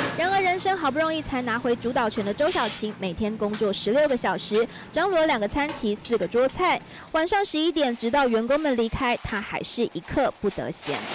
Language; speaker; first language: Chinese; native; Chinese